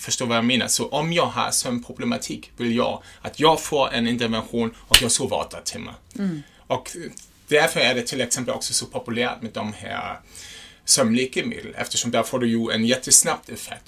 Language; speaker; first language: Swedish; non-native, fluent; German